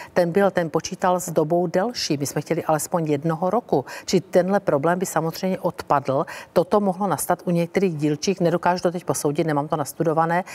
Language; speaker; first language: Czech; native; Czech